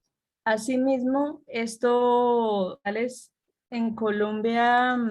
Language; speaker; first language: Spanish; native; Spanish